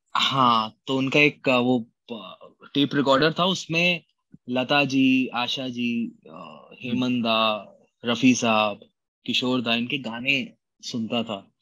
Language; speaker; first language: Hindi; native; Hindi